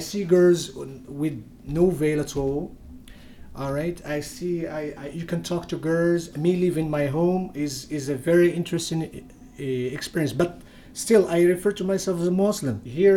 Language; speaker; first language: English; non-native, fluent; Berber languages